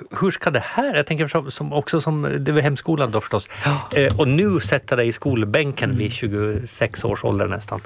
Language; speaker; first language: Swedish; native; Swedish